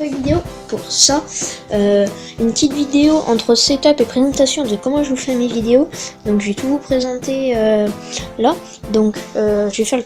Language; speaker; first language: French; native; French